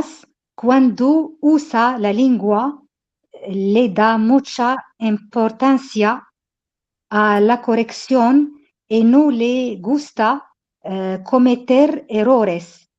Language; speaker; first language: Spanish; non-native, learner; Arabic